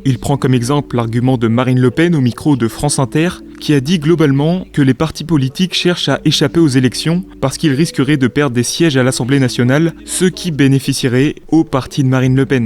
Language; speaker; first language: French; native; French